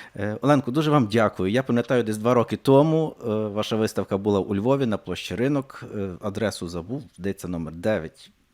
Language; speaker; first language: Ukrainian; native; Ukrainian